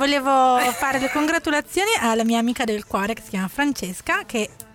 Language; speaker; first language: Italian; native; Italian